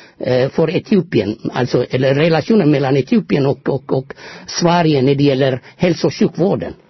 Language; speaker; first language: Swedish; non-native, fluent; Amharic